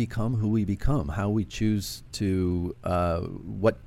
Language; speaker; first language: English; native; English